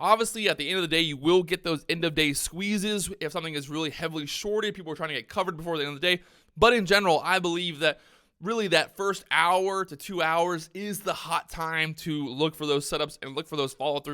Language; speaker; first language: English; native; English